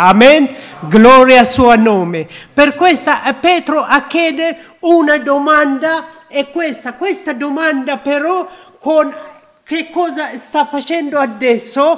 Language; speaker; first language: Italian; non-native, learner; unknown